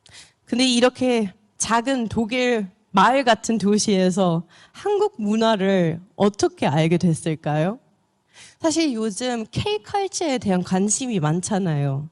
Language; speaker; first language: Korean; non-native, fluent; German